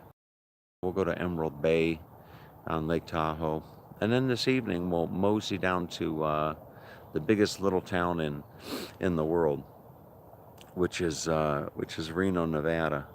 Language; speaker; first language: English; native; English